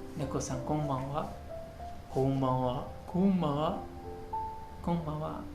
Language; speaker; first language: Japanese; non-native, fluent; Hindi